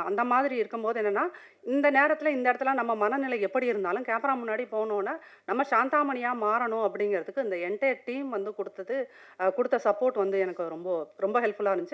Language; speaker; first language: Tamil; native; Tamil